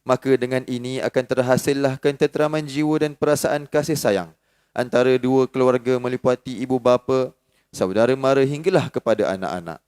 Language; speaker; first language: Malay; native; Malay